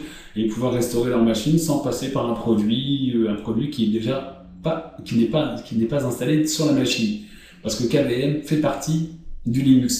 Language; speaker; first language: French; native; French